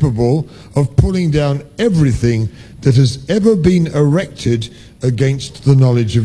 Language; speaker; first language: English; native; English